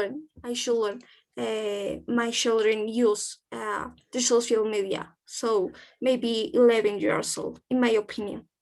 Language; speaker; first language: English; non-native, learner; Spanish